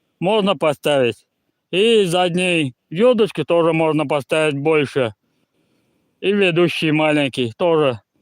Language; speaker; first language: Russian; non-native, local second language; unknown